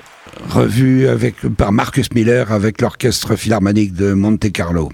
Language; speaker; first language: French; native; French